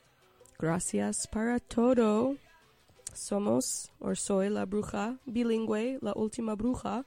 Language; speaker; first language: Spanish; non-native, learner; English